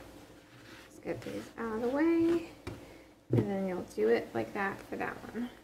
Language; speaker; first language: English; native; English